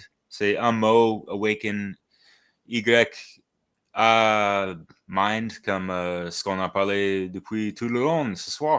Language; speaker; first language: French; non-native, fluent; English